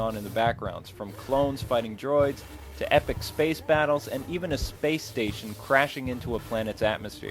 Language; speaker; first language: English; native; English